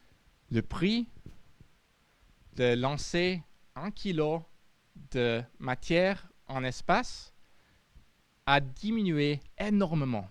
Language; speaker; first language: French; non-native, fluent; German